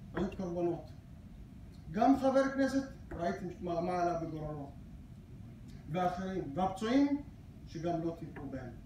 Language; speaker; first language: Hebrew; non-native, local second language; Arabic